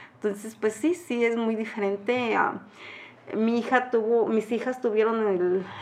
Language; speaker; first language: Spanish; native; Spanish